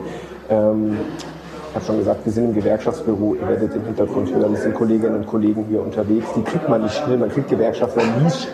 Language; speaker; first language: German; native; German